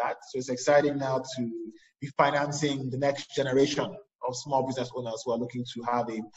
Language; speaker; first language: English; non-native, local second language; Yoruba